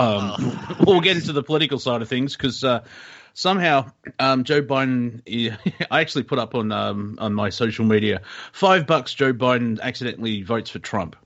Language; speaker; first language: English; native; English